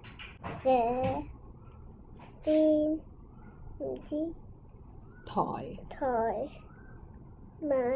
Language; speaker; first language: Chinese; non-native, local second language; Cantonese